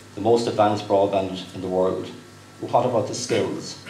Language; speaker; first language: English; native; English